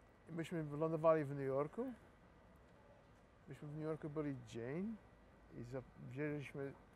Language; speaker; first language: Polish; native; Polish